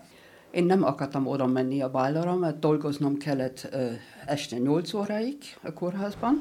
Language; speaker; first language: Hungarian; non-native, learner; German